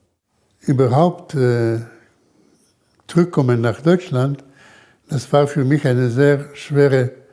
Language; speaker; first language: German; early bilingual, heritage; German